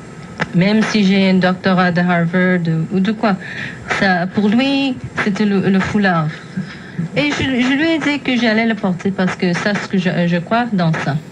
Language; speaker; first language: French; non-native, fluent; English